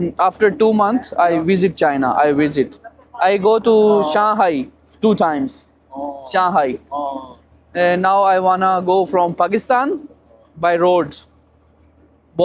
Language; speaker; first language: English; non-native, learner; Punjabi